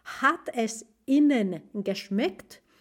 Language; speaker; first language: German; non-native, fluent; Spanish